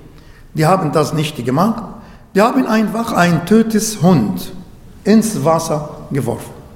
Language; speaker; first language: German; non-native, learner; Arabic